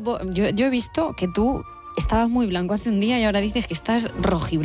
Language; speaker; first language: Spanish; native; Spanish